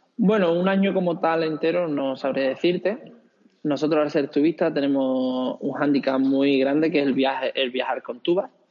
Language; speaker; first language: Spanish; native; Spanish